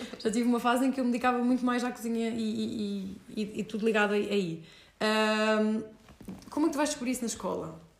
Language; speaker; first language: Portuguese; early bilingual, heritage; Portuguese